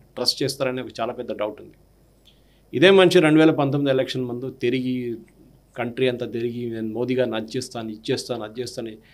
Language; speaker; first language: Telugu; non-native, local second language; Malayalam